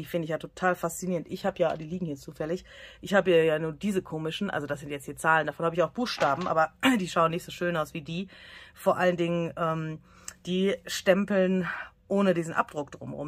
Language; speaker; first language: German; native; German